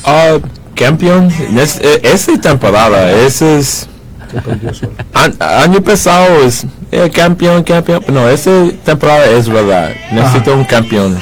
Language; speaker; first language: Spanish; non-native, learner; English